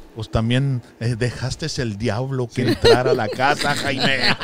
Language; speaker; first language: Spanish; early bilingual, heritage; Spanish